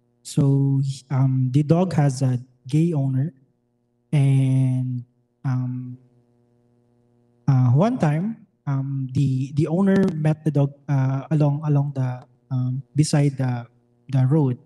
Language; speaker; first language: English; non-native, local second language; Filipino